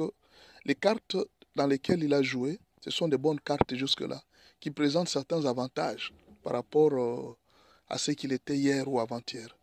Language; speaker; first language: French; non-native, local second language; Lingala